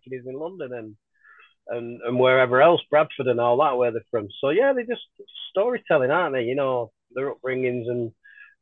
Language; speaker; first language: English; native; English